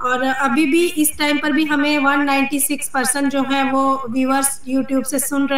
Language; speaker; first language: Hindi; native; Hindi